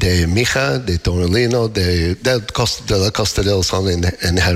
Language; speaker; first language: Spanish; non-native, learner; English